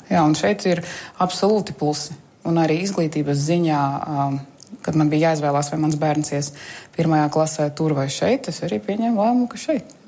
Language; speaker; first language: Latvian; native; Latvian